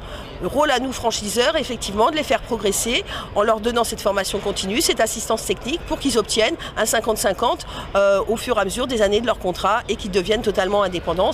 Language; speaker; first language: French; native; French